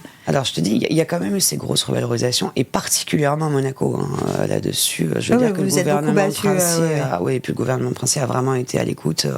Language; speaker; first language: French; native; French